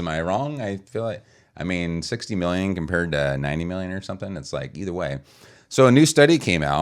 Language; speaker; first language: English; native; English